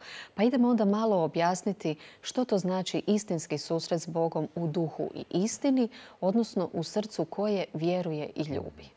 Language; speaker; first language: Croatian; native; Croatian